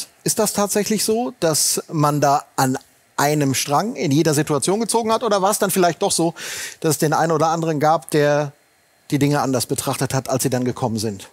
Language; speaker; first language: German; native; German